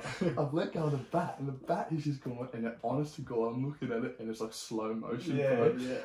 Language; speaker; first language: English; native; English